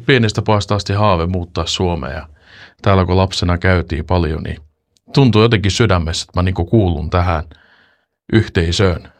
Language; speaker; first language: Finnish; early bilingual, heritage; Finnish